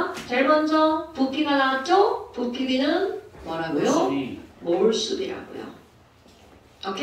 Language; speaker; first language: Korean; native; Korean